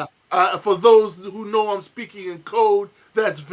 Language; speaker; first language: English; native; English